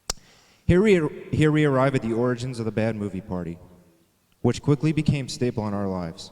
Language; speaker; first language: English; native; English